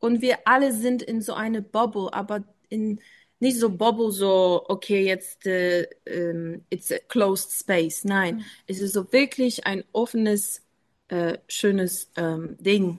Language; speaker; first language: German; non-native, learner; English